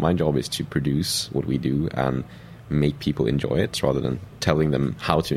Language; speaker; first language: English; non-native, fluent; Swedish